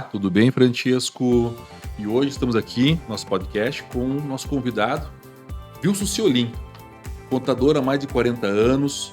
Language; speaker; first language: Portuguese; native; Portuguese